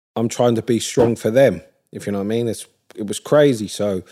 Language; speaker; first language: English; native; English